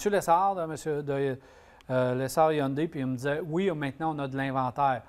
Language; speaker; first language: French; native; French